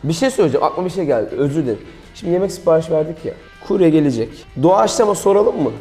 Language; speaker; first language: Turkish; native; Turkish